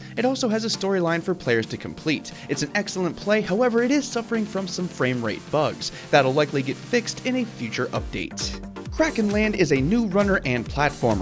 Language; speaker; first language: English; native; English